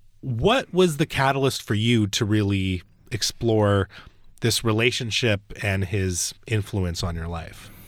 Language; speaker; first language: English; early bilingual, other home language; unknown